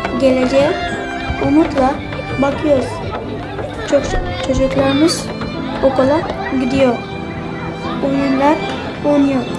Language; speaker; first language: Turkish; early bilingual, other home language; Arabic